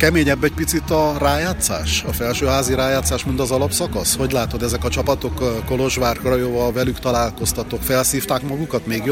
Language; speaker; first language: Hungarian; native; Hungarian